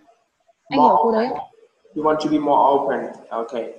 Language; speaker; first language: English; non-native, fluent; Vietnamese